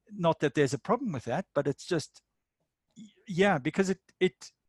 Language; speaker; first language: English; native; English